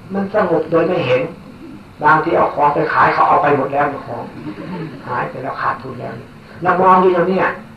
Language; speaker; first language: Thai; native; Thai